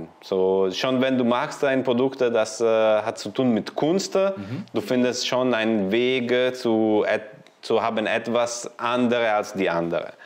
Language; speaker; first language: German; non-native, learner; Italian